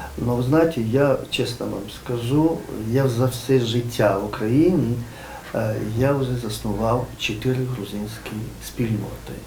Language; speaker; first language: Ukrainian; non-native, fluent; Georgian